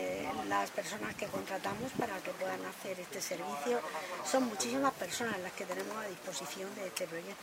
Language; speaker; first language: Spanish; native; Spanish